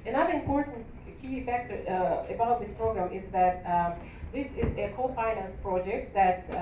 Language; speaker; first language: English; non-native, fluent; Azerbaijani